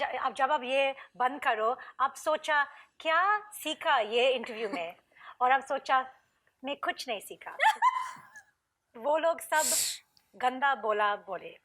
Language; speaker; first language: Hindi; non-native, learner; English